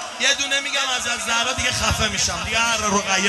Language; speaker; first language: Persian; native; Persian